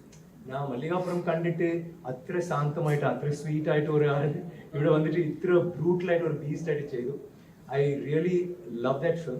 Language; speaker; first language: Malayalam; non-native, learner; Tamil